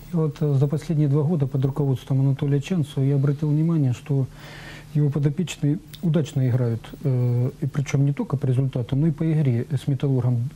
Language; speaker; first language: Russian; native; Russian